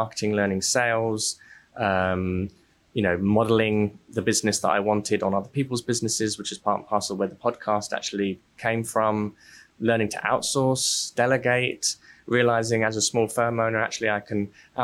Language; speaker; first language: English; native; English